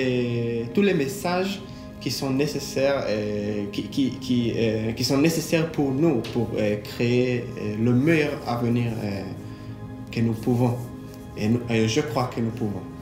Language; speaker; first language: French; non-native, fluent; Hebrew